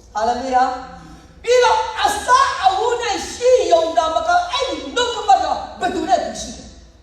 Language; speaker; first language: Burmese; non-native, local second language; Tedim Chin